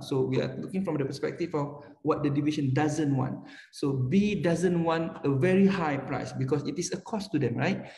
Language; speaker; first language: English; non-native, local second language; Malay